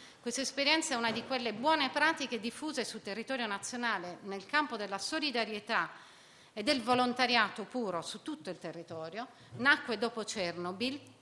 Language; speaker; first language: Italian; native; Italian